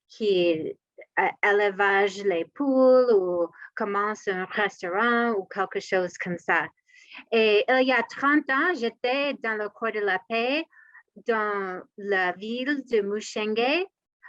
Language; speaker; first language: French; non-native, learner; English